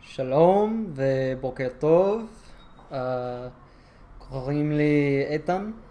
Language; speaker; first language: Hebrew; non-native, learner; English